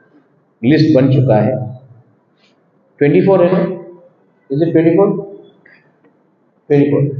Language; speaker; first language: Hindi; non-native, local second language; Kok Borok